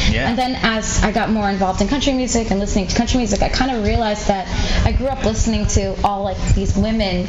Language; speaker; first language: English; native; English